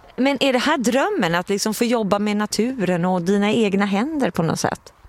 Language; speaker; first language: Swedish; native; Swedish